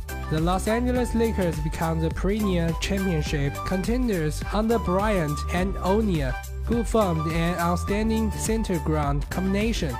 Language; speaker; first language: English; non-native, learner; Chinese